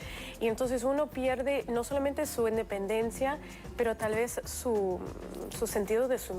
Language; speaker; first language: Spanish; non-native, fluent; Russian